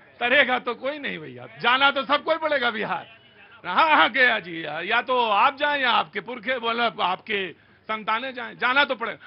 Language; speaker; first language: Hindi; native; Hindi